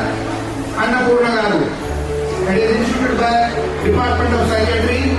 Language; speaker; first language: English; non-native, local second language; Telugu